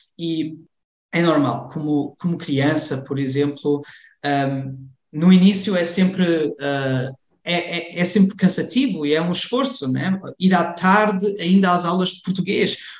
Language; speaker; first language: Portuguese; early bilingual, heritage; Portuguese